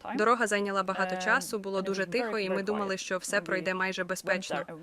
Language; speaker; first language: Ukrainian; non-native, fluent; Swedish